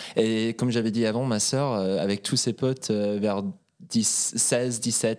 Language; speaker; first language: French; non-native, fluent; Norwegian